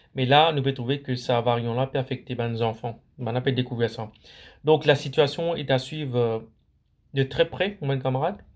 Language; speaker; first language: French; non-native, local second language; Morisyen